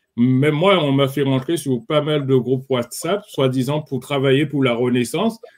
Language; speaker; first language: French; native; French